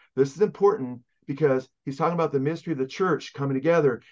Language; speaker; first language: English; native; English